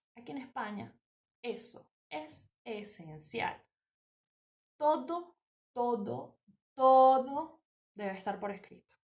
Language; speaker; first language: Spanish; native; Spanish